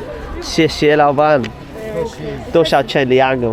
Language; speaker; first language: Chinese; non-native, learner; English